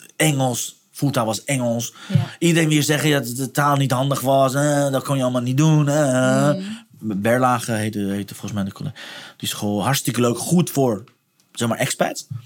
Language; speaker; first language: Dutch; non-native, fluent; Persian